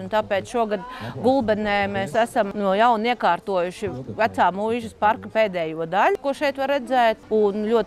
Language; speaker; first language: Latvian; native; Latvian